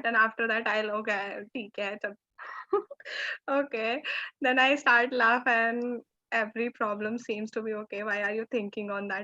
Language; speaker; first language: English; non-native, local second language; Hindi